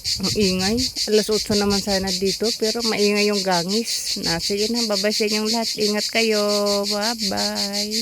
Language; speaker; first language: Filipino; non-native, local second language; Cebuano